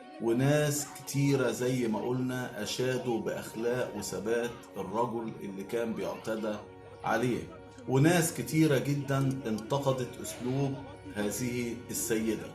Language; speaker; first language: Arabic; native; Arabic